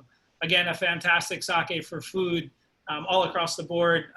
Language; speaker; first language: English; native; English